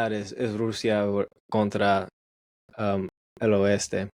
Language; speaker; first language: Spanish; non-native, learner; English